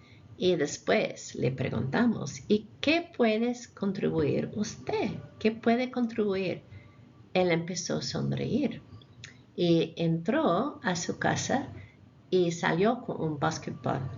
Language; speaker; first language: Spanish; non-native, fluent; English